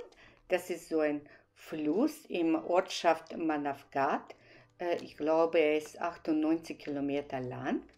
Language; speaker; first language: German; non-native, fluent; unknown